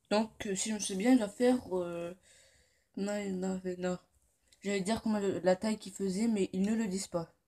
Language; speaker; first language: French; native; French